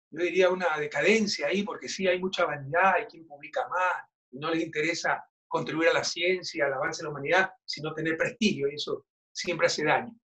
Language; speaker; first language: Spanish; native; Spanish